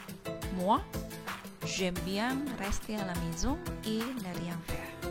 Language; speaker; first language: French; non-native, fluent; Indonesian